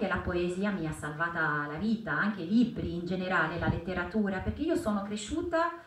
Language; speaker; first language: Italian; non-native, fluent; Arabic